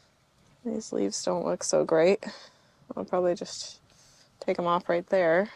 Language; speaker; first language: English; native; English